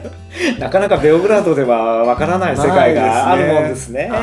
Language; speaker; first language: Japanese; native; Japanese